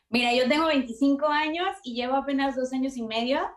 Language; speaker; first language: Spanish; native; Spanish